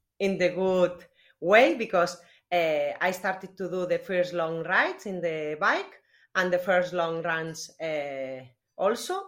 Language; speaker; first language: English; non-native, learner; Spanish